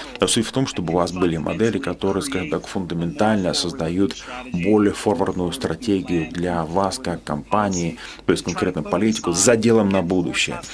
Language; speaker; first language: Russian; non-native, fluent; English